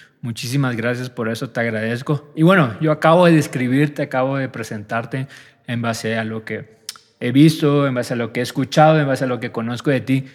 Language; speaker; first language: Spanish; native; Spanish